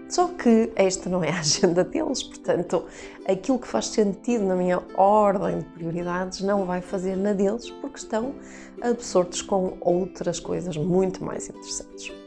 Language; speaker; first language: Portuguese; native; Portuguese